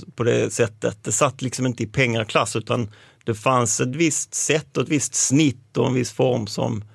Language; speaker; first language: Swedish; native; Swedish